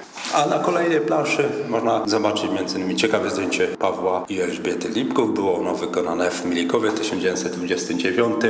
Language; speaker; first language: Polish; native; Polish